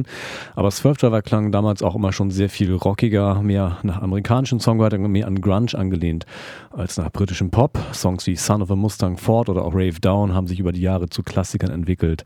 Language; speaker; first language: German; native; German